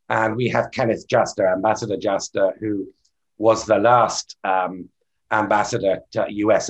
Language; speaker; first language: English; native; English